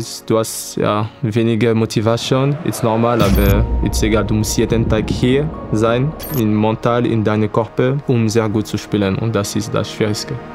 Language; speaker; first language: German; non-native, fluent; French